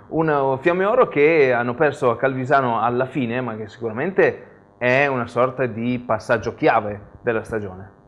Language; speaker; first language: Italian; native; Italian